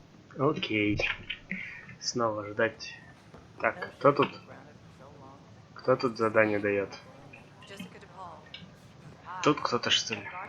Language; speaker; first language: Russian; native; Russian